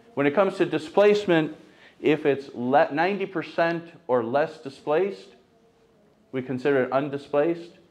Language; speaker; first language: English; early bilingual, other home language; Ukrainian